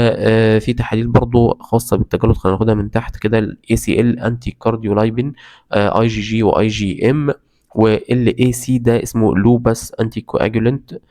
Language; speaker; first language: Arabic; native; Arabic